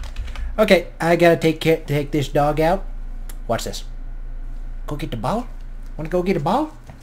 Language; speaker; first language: English; native; English